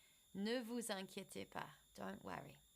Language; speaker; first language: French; non-native, fluent; English